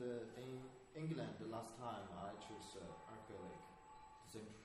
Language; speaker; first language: English; non-native, learner; Chinese